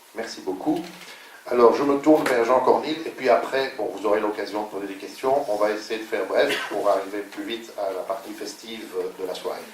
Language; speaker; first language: French; native; French